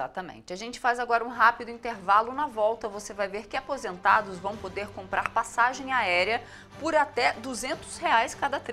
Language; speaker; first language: Portuguese; native; Portuguese